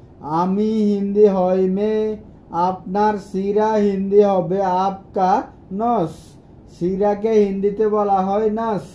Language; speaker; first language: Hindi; non-native, fluent; Bangla